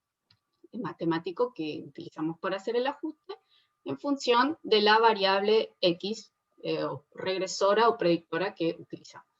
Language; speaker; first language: Spanish; native; Spanish